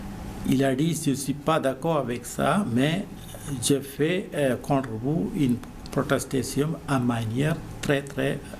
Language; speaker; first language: French; non-native, learner; Malayalam